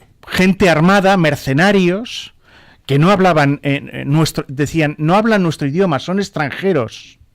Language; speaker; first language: Spanish; native; Spanish